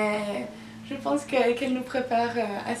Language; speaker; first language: French; non-native, local second language; Italian